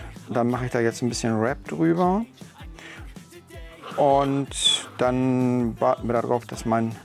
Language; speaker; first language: German; native; German